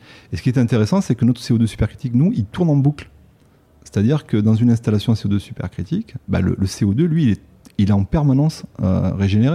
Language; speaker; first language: French; native; French